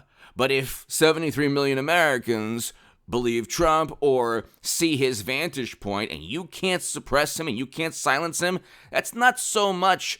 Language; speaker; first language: English; native; English